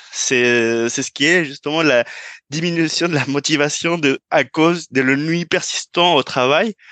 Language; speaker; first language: French; non-native, fluent; Spanish